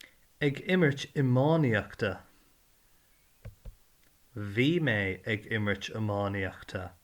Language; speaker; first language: Irish; non-native, learner; English